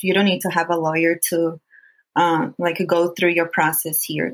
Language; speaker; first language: English; non-native, fluent; Portuguese